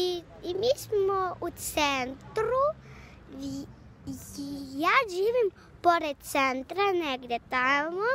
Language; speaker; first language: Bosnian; early bilingual, other home language; Russian